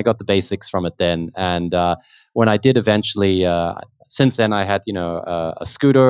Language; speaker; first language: English; native; English